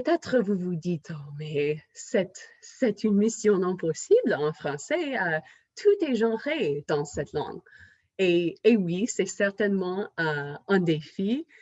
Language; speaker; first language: French; non-native, fluent; English